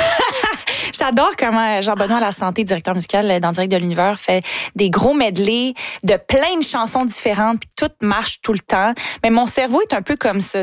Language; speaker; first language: French; native; French